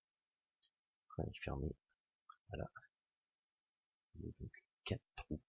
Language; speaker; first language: French; native; French